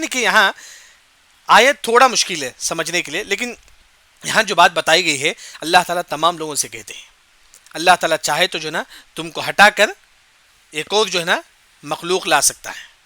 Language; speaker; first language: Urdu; non-native, local second language; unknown